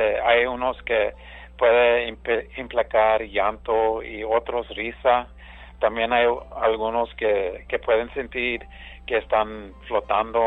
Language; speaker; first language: Spanish; early bilingual, heritage; English